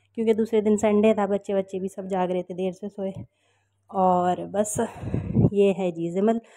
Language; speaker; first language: Urdu; native; Urdu